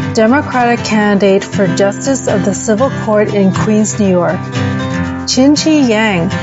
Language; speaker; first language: English; native; English